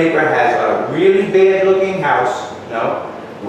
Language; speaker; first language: English; native; English